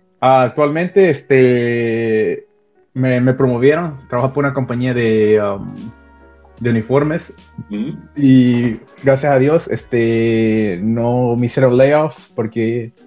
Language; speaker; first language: Spanish; early bilingual, heritage; Spanish